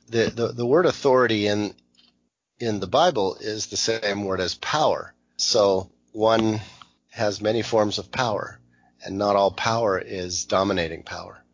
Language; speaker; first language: English; native; English